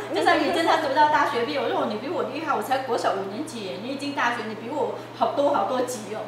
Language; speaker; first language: Chinese; non-native, fluent; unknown